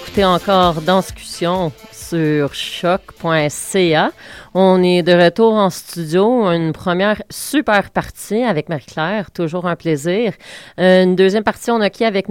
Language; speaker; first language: French; non-native, learner; English